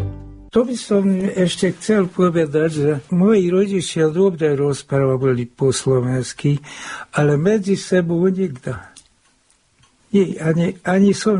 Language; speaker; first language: Slovak; non-native, local second language; Hungarian